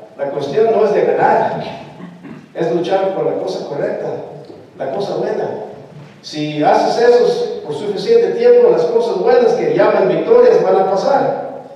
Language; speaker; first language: Spanish; early bilingual, heritage; Spanish